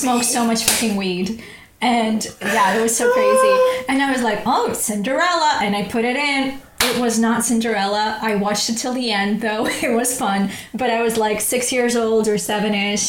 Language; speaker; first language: English; non-native, fluent; Russian